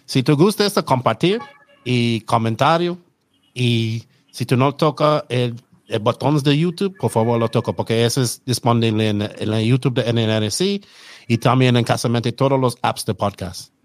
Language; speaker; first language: Spanish; non-native, learner; English